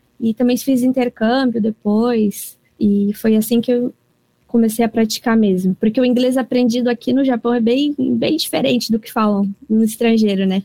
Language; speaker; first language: Portuguese; early bilingual, heritage; Portuguese